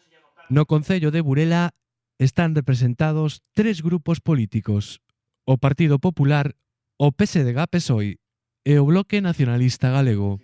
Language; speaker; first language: Galician; native; Galician